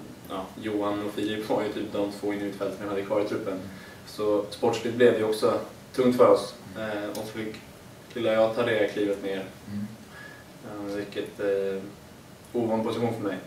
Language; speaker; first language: Swedish; native; Swedish